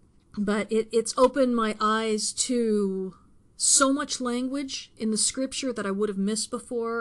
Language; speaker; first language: English; native; English